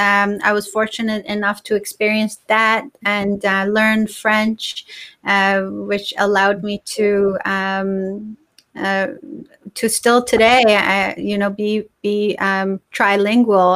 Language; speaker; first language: English; non-native, fluent; Persian